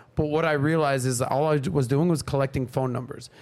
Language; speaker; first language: English; native; English